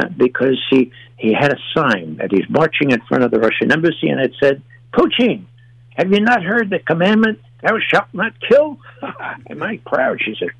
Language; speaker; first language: English; native; English